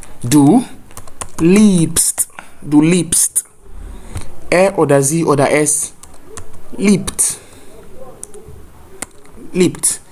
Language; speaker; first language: German; non-native, fluent; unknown